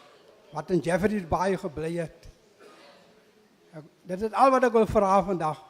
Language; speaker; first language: Afrikaans; non-native, local second language; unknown